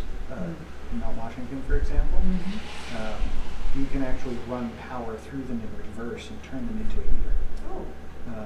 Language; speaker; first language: English; native; English